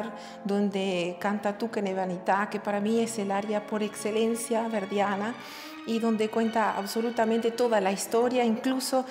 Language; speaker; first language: Spanish; native; Spanish